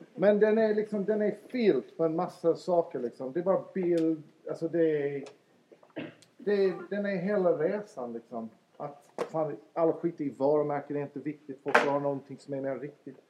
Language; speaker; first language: Swedish; non-native, fluent; English